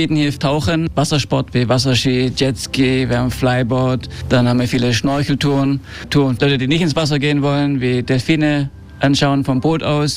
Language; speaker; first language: German; early bilingual, heritage; German